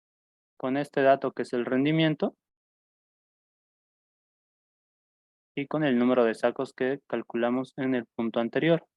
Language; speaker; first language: Spanish; native; Spanish